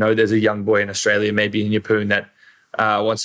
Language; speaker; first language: English; native; English